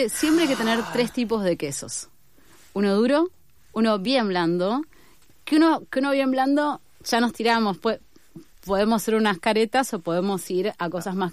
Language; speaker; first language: Spanish; native; Spanish